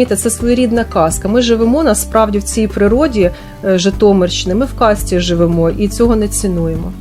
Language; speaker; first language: Ukrainian; non-native, local second language; Russian